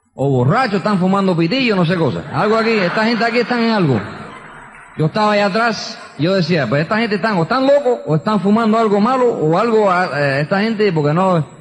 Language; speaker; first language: Spanish; early bilingual, heritage; Spanish